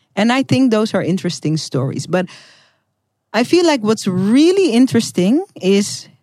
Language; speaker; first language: English; non-native, fluent; Dutch